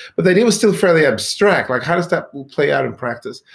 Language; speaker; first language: English; early bilingual, other home language; Swedish